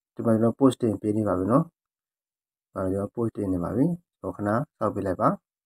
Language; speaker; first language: Burmese; native; Burmese